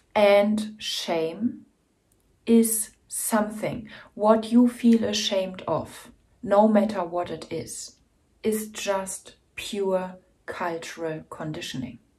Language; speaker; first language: English; non-native, fluent; German